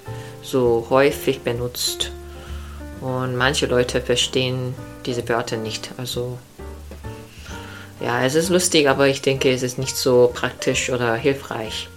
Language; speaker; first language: German; non-native, learner; Korean